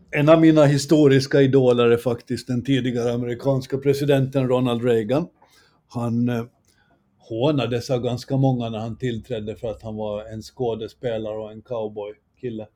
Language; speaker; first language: Swedish; native; Swedish